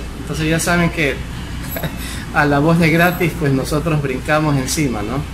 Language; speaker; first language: Spanish; native; Spanish